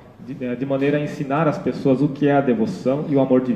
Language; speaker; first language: Portuguese; native; Portuguese